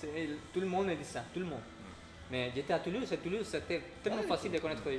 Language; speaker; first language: French; non-native, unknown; Spanish